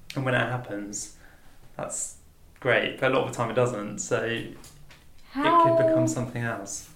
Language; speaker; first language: English; native; English